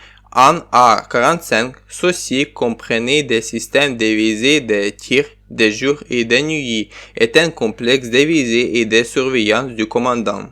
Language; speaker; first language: French; non-native, learner; Ukrainian